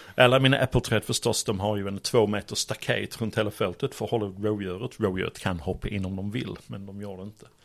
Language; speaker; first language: Swedish; non-native, fluent; English